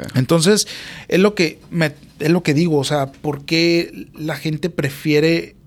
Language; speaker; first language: Spanish; native; Spanish